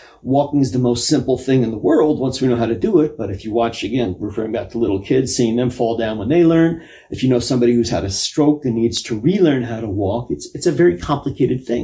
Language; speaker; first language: English; native; English